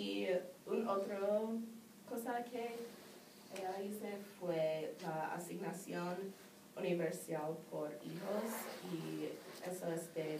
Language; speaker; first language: Spanish; non-native, learner; English